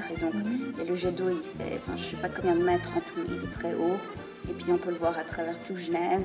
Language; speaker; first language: French; early bilingual, heritage; French